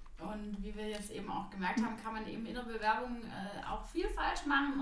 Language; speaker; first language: German; native; German